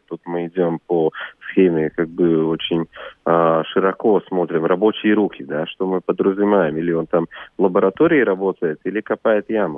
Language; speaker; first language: Russian; native; Russian